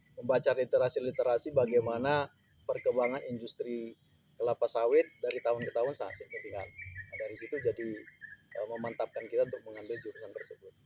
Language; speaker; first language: Indonesian; native; Indonesian